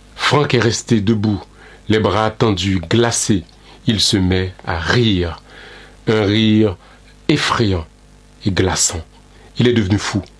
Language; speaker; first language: French; non-native, local second language; Haitian Creole